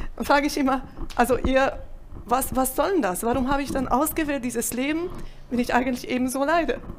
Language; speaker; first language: German; non-native, fluent; Italian